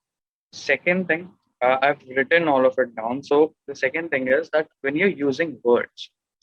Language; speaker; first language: English; non-native, local second language; Hindi